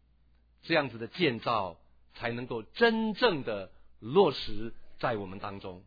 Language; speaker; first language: Chinese; native; Chinese